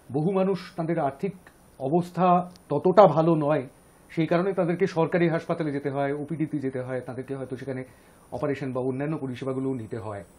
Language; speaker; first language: Bangla; native; Bangla